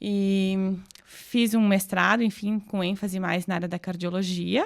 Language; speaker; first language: Portuguese; native; Portuguese